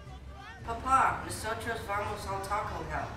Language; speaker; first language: Spanish; non-native, learner; English